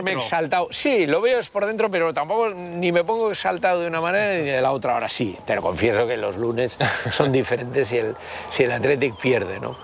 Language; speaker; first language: Spanish; native; Spanish